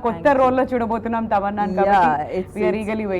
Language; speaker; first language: Telugu; native; Telugu